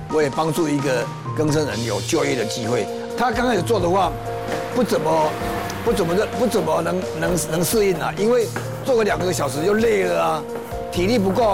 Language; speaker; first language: Chinese; native; Chinese